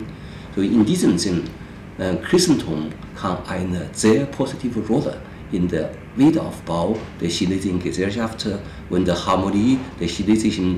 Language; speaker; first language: German; non-native, fluent; Chinese